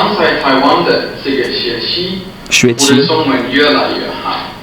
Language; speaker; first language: Chinese; non-native, learner; Swedish